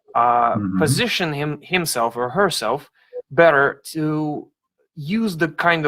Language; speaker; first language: English; non-native, fluent; Russian